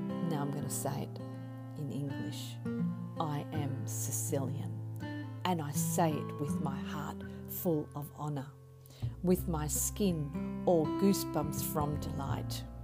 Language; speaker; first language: English; native; English